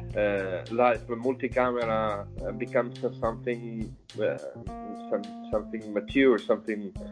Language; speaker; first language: English; non-native, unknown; Italian